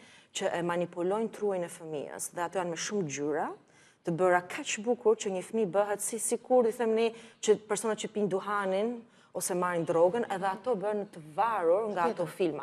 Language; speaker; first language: Albanian; native; Albanian